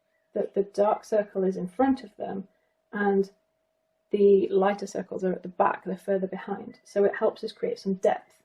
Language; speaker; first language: English; native; English